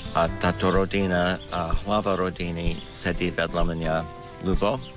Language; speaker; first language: Slovak; non-native, learner; English